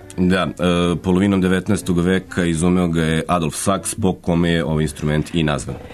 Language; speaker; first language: Serbian; native; Serbian